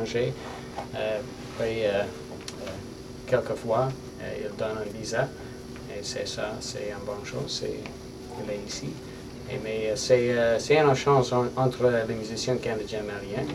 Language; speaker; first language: French; non-native, learner; English